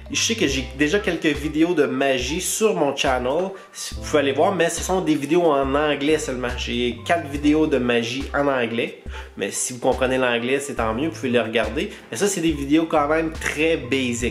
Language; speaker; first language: French; native; French